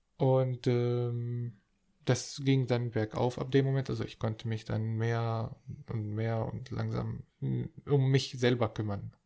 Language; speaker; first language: German; non-native, fluent; Arabic